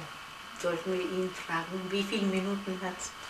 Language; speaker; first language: German; non-native, fluent; Gujarati